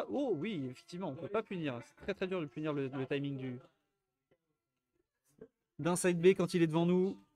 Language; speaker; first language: French; native; French